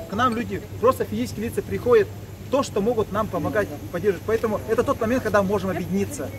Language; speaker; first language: Russian; non-native, local second language; Yakut